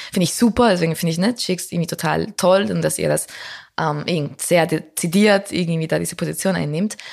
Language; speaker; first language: German; non-native, fluent; Spanish